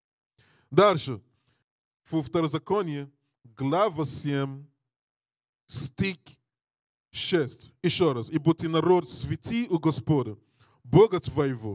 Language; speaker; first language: Russian; non-native, learner; English